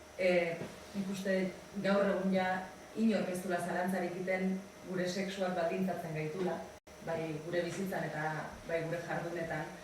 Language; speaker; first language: Basque; native; Basque